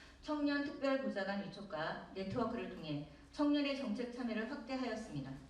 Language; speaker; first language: Korean; native; Korean